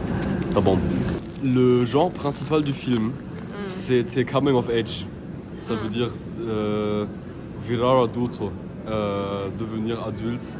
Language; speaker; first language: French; non-native, fluent; German